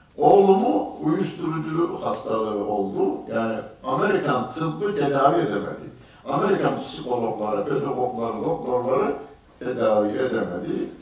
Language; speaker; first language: Turkish; native; Turkish